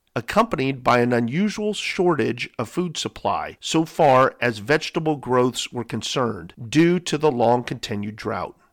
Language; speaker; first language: English; native; English